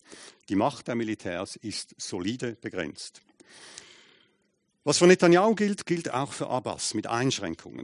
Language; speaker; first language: German; native; German